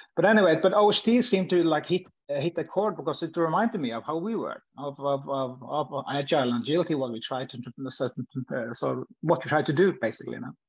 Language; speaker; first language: English; non-native, fluent; Norwegian